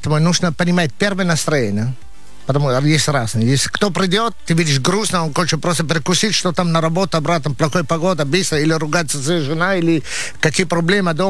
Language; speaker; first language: Russian; non-native, learner; Italian